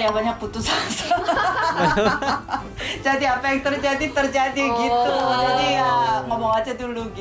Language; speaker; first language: Indonesian; non-native, fluent; Korean